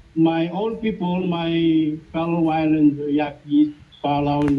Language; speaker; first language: English; non-native, fluent; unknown